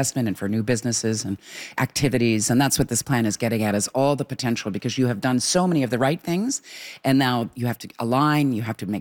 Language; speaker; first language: English; native; English